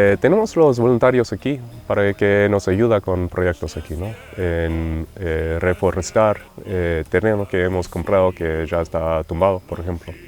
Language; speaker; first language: Spanish; non-native, fluent; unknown